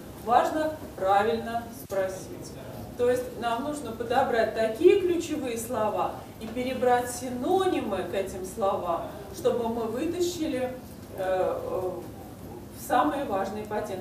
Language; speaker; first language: Russian; native; Russian